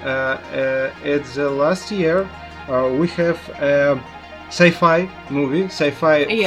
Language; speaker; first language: English; non-native, learner; Russian